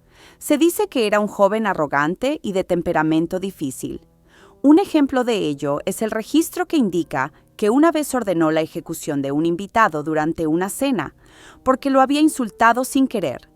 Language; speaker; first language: Spanish; native; Spanish